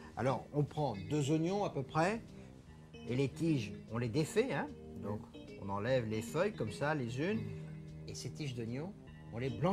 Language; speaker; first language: French; native; French